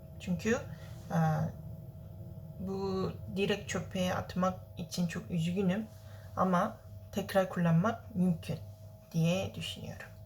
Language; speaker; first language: Turkish; non-native, learner; Korean